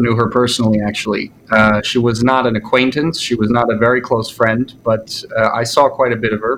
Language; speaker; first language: English; native; English